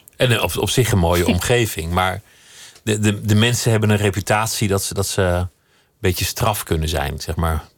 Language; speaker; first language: Dutch; native; Dutch